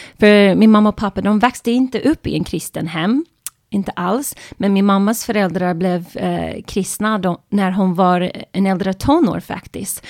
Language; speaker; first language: Swedish; non-native, fluent; English